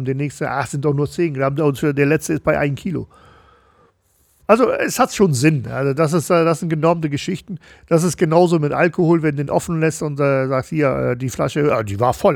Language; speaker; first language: German; native; German